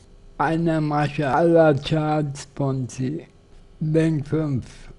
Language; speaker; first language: German; native; German